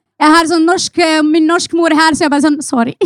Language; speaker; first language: Norwegian; non-native, fluent; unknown